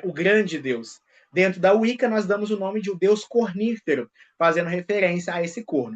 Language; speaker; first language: Portuguese; native; Portuguese